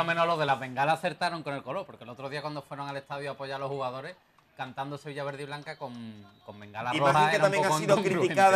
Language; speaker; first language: Spanish; native; Spanish